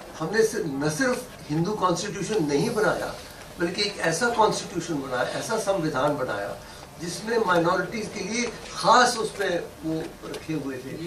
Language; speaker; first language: Hindi; non-native, local second language; Dogri